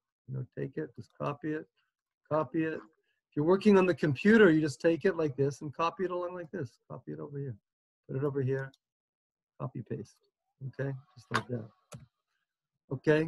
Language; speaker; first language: English; native; English